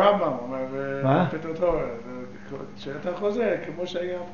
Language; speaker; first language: Hebrew; non-native, fluent; English